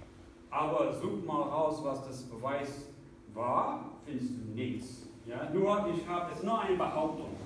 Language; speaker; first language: German; non-native, fluent; English